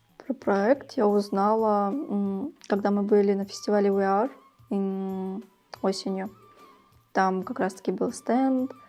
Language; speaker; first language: Russian; early bilingual, other home language; Tajik